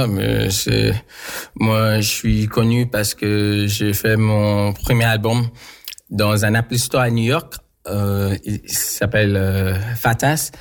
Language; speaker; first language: French; non-native, learner; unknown